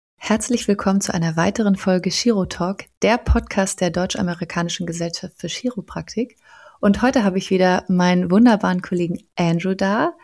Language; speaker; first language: German; native; German